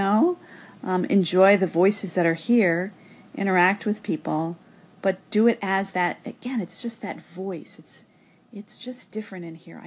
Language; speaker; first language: English; native; English